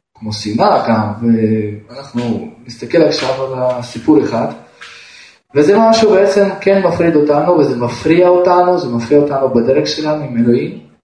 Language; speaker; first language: Hebrew; non-native, fluent; Russian